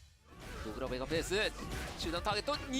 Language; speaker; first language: Japanese; native; Japanese